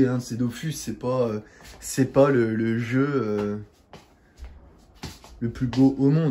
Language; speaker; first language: French; native; French